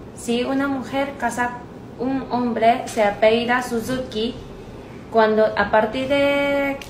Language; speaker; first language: Spanish; non-native, learner; Japanese